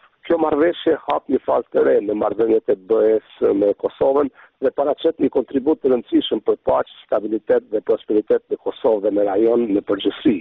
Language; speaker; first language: Albanian; native; Albanian